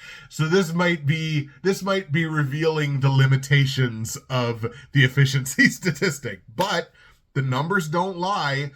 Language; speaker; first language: English; native; English